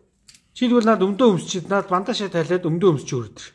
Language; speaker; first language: Mongolian; native; Mongolian